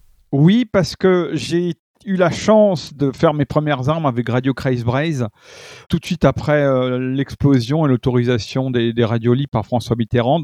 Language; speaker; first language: French; native; French